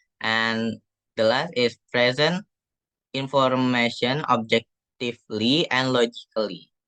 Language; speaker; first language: English; non-native, learner; Indonesian